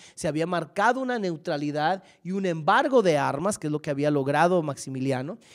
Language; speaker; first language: Spanish; native; Spanish